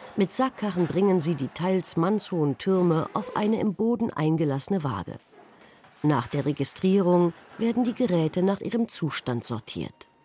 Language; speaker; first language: German; native; German